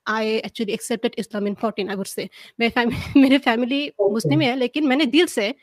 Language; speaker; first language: Hindi; non-native, fluent; Bangla